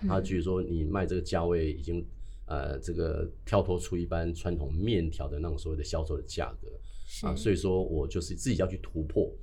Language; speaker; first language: Chinese; native; Chinese